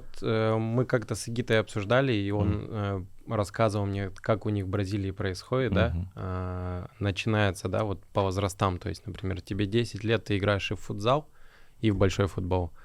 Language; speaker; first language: Russian; native; Russian